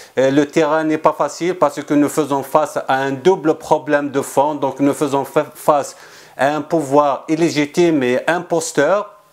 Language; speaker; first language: French; non-native, local second language; Kabyle